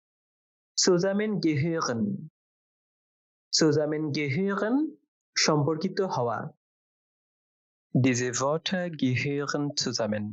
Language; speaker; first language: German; non-native, fluent; Bangla